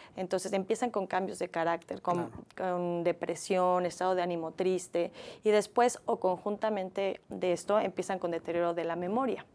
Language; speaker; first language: Spanish; native; Spanish